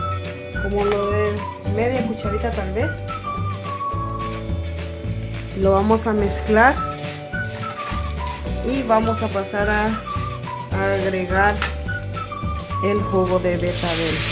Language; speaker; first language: Spanish; native; Spanish